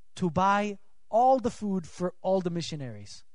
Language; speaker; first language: English; non-native, fluent; Swiss German